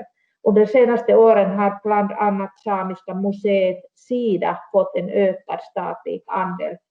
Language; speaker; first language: Swedish; non-native, local second language; Finnish